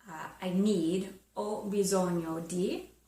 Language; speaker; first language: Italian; non-native, fluent; English